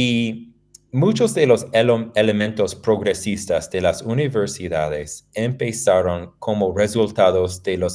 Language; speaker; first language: Spanish; non-native, fluent; English